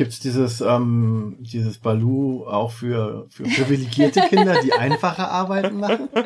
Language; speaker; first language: German; native; German